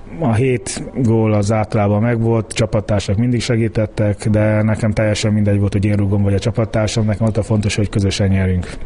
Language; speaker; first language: Hungarian; early bilingual, heritage; Hungarian